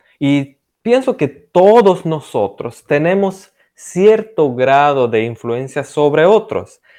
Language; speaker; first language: Spanish; non-native, fluent; Romanian